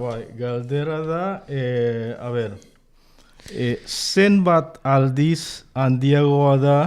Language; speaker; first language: Basque; non-native, learner; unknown